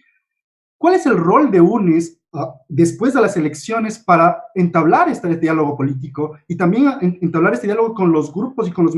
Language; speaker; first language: Spanish; native; Spanish